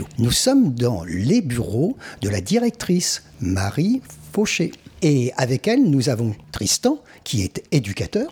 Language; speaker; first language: French; native; French